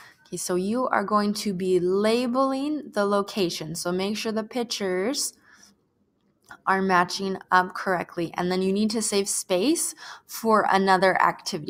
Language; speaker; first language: English; native; English